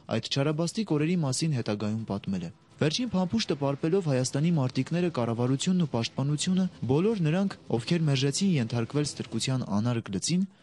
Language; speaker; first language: Armenian; native; Armenian